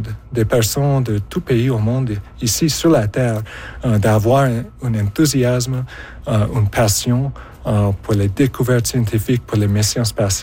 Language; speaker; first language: French; native; French